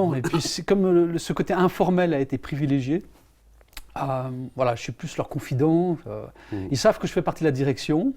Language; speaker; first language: French; native; French